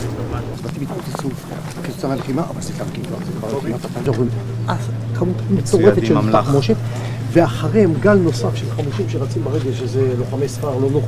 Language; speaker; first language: Hebrew; native; Hebrew